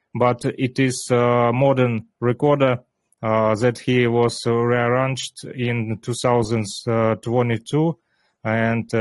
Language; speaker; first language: English; non-native, learner; Ukrainian